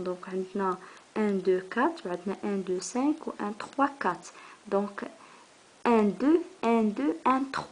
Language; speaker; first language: Arabic; native; Arabic